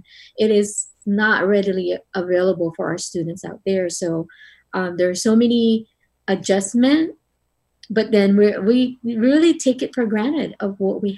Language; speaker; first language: English; non-native, local second language; Filipino